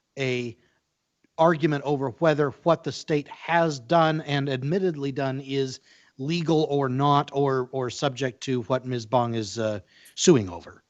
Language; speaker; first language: English; native; English